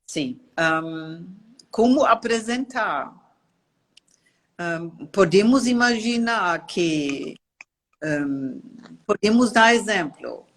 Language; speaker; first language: Portuguese; non-native, learner; German